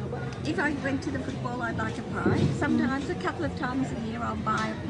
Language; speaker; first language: English; native; English